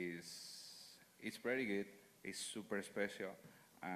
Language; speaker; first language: English; non-native, learner; Spanish